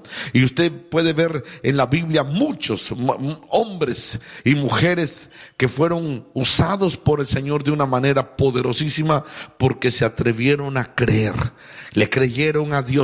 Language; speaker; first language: Spanish; native; Spanish